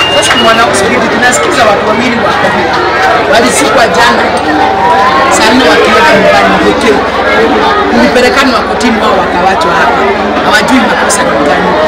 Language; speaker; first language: Swahili; non-native, local second language; Kikuyu